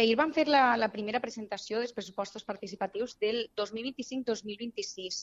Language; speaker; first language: Catalan; native; Catalan